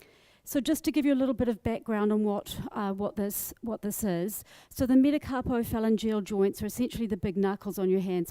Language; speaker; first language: English; native; English